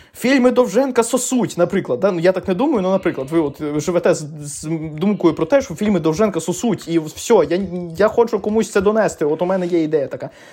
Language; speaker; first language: Ukrainian; non-native, local second language; Russian